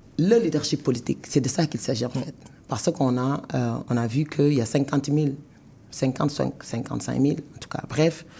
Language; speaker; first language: French; non-native, local second language; Wolof